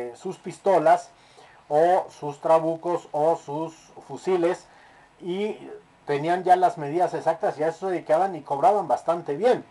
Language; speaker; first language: Spanish; native; Spanish